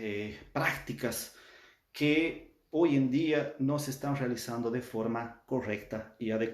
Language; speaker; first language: Portuguese; non-native, fluent; Spanish